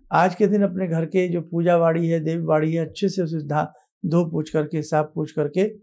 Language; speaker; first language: Hindi; native; Hindi